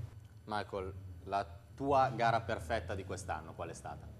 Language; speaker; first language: Italian; native; Italian